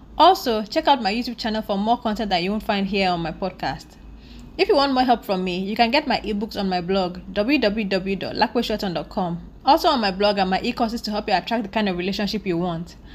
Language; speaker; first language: English; non-native, local second language; Yoruba